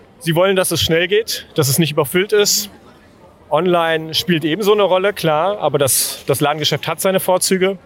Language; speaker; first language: German; native; German